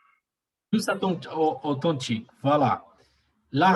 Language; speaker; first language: French; non-native, learner; Portuguese